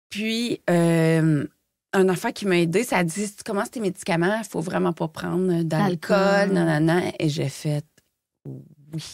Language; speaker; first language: French; native; French